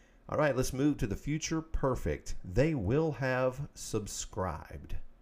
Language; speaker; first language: English; native; English